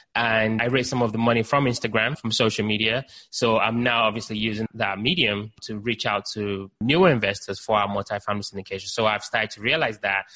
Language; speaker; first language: English; non-native, local second language; Yoruba